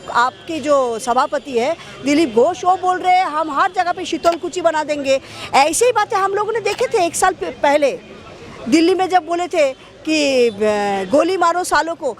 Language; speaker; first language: Hindi; non-native, local second language; Bangla